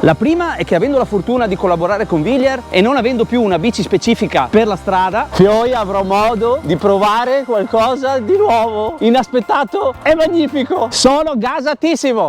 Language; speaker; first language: Italian; native; Italian